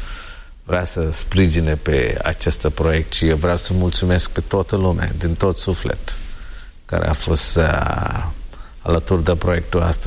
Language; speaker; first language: Romanian; non-native, learner; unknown